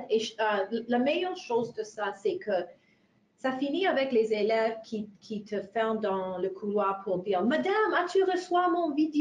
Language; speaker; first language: French; non-native, fluent; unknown